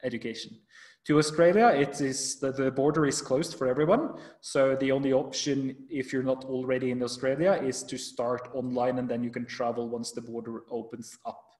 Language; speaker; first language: English; non-native, fluent; Norwegian